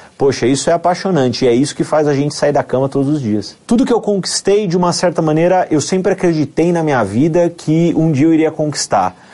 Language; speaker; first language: Portuguese; native; Portuguese